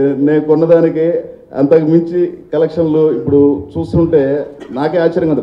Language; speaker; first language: Telugu; native; Telugu